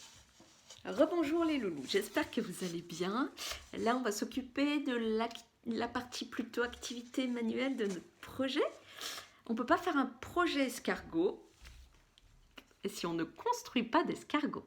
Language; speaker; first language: French; native; French